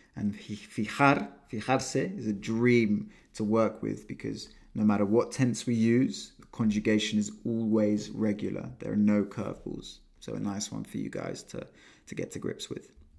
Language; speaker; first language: English; native; English